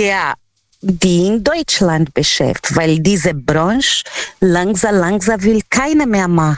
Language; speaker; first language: German; non-native, learner; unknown